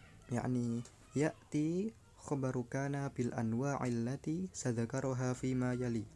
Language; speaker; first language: Arabic; non-native, learner; Indonesian